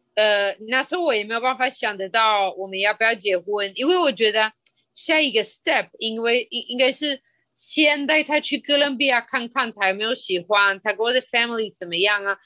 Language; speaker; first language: Chinese; non-native, fluent; Spanish